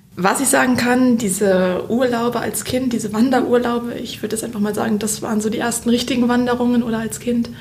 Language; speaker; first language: German; native; German